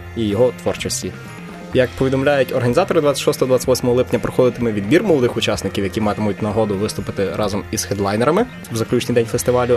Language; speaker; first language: Ukrainian; native; Ukrainian